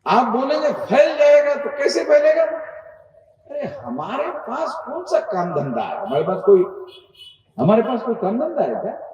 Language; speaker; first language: Hindi; non-native, local second language; Marathi